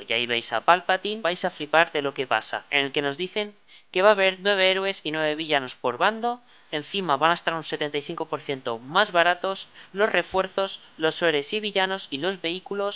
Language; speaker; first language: Spanish; native; Spanish